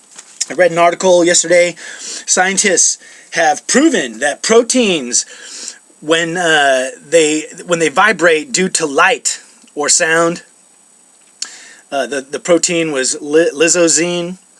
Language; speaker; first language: English; native; English